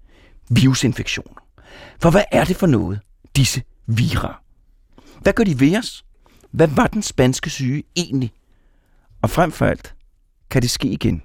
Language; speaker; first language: Danish; native; Danish